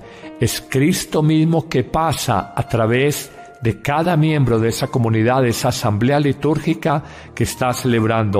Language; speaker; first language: Spanish; native; Spanish